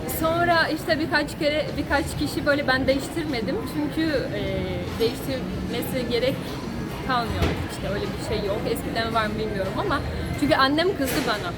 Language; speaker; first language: Turkish; non-native, fluent; Portuguese